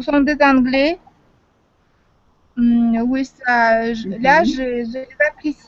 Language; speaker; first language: French; non-native, fluent; Russian